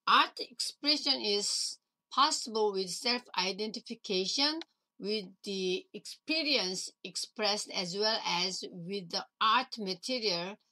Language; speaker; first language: English; non-native, learner; Korean